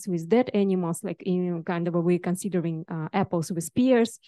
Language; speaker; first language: English; non-native, fluent; Russian